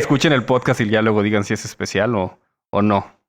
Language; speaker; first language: Spanish; native; Spanish